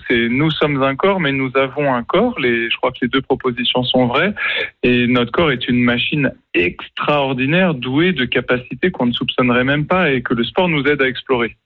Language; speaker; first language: French; native; French